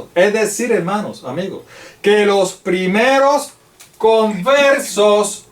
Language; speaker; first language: Spanish; native; Spanish